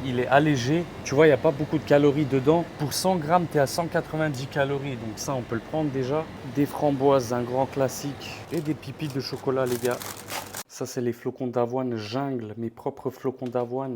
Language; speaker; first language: French; native; French